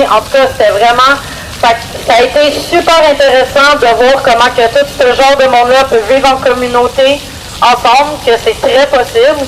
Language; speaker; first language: French; native; French